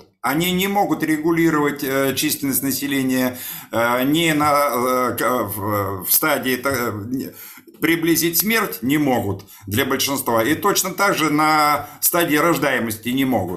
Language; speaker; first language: Russian; native; Russian